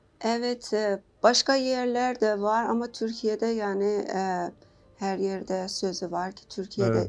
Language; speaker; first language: Turkish; non-native, learner; Persian